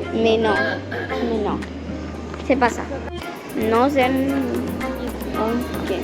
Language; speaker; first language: French; non-native, fluent; Spanish